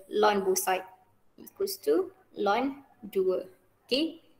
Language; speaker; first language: English; non-native, local second language; Malay